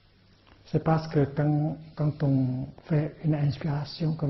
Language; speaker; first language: French; non-native, fluent; Vietnamese